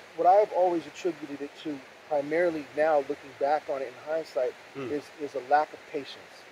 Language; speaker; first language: English; native; English